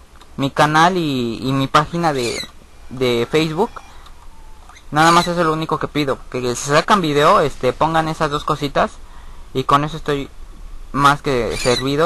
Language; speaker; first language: Spanish; native; Spanish